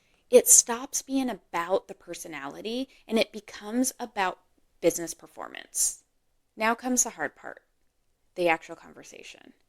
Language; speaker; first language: English; native; English